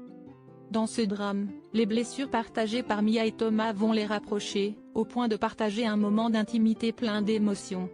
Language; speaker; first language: French; native; French